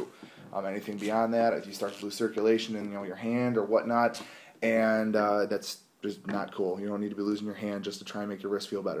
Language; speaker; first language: English; native; English